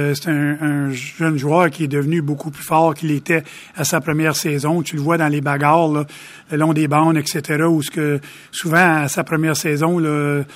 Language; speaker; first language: French; native; French